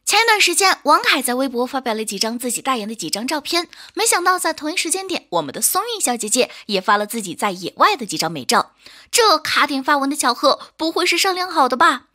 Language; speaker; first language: Chinese; native; Chinese